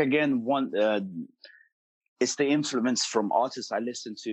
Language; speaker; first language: English; early bilingual, other home language; Portuguese